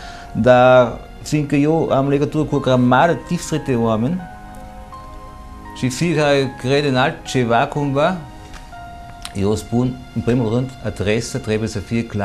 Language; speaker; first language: Romanian; non-native, fluent; German